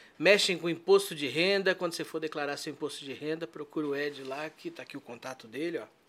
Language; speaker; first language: Portuguese; native; Portuguese